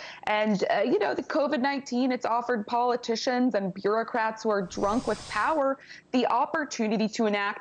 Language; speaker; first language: English; native; English